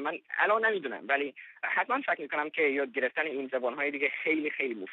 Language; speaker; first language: Persian; non-native, learner; English